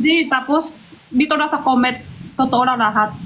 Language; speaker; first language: Filipino; non-native, learner; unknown